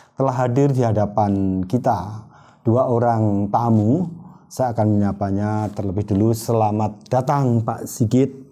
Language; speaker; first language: Indonesian; native; Indonesian